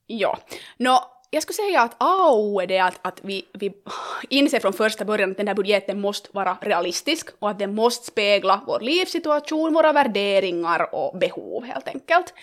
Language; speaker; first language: Swedish; native; Swedish